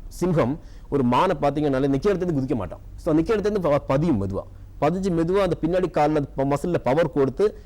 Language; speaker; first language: Tamil; non-native, local second language; Malayalam